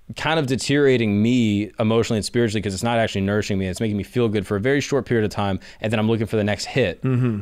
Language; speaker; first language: English; native; English